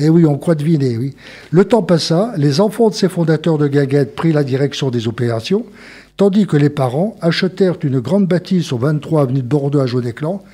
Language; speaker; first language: French; native; French